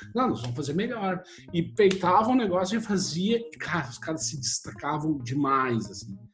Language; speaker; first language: Portuguese; native; Portuguese